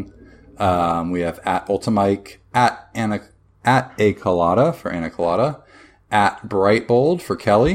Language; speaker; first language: English; native; English